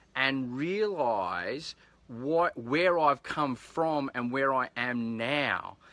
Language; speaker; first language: English; native; English